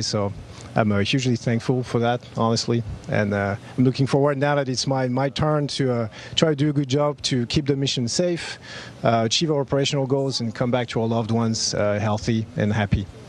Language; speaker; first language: English; non-native, fluent; French